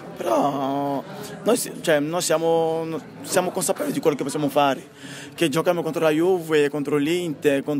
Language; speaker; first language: Italian; non-native, fluent; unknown